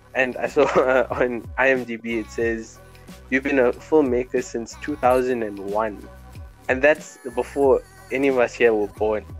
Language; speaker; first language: English; native; English